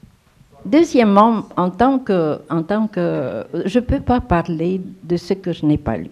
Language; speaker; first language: French; non-native, fluent; Romanian